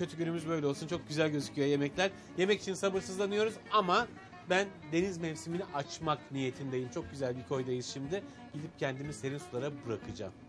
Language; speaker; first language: Turkish; native; Turkish